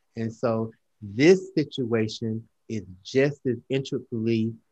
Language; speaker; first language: English; native; English